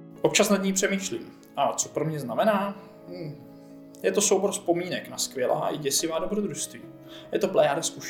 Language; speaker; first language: Czech; native; Czech